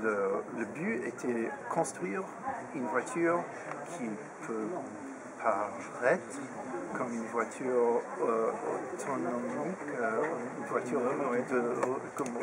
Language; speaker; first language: French; non-native, fluent; English